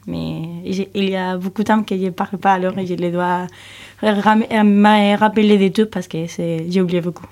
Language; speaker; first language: French; non-native, learner; Spanish